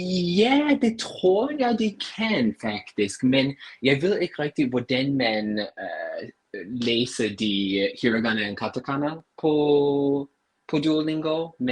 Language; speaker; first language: Danish; non-native, fluent; English